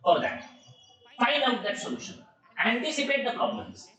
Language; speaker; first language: Hindi; non-native, local second language; Marathi